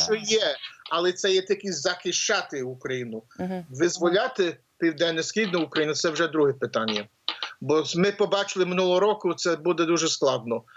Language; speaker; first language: Ukrainian; early bilingual, heritage; English